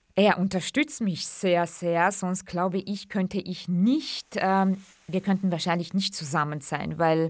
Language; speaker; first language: German; non-native, fluent; Kurdish